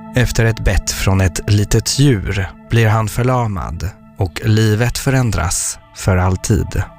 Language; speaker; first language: Swedish; non-native, fluent; French